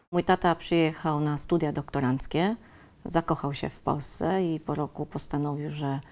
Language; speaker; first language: Polish; early bilingual, other home language; Vietnamese